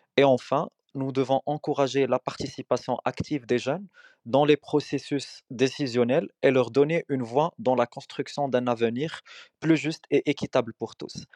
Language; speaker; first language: French; non-native, local second language; Arabic